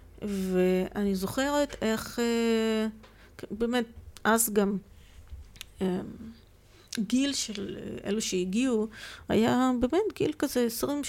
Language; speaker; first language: Hebrew; non-native, fluent; Russian